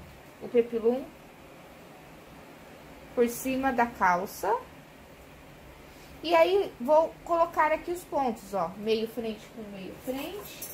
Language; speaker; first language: Portuguese; native; Portuguese